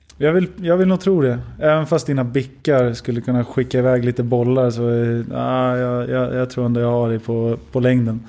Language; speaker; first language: Swedish; early bilingual, other home language; Lithuanian